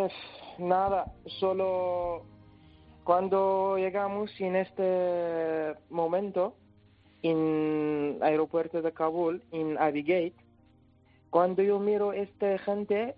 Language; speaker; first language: Spanish; non-native, learner; Persian